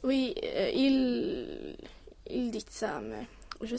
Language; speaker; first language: French; non-native, learner; Swedish